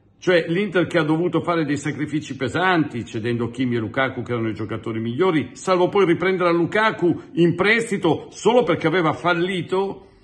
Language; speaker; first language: Italian; native; Italian